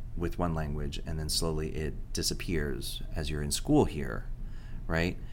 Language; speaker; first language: English; early bilingual, other home language; Spanish